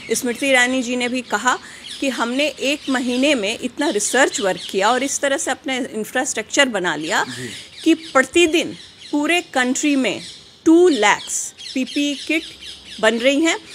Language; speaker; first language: Hindi; native; Hindi